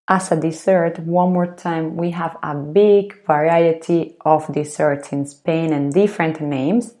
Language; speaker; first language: English; non-native, fluent; Spanish